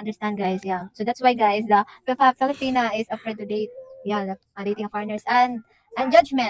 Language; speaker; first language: English; non-native, local second language; Cebuano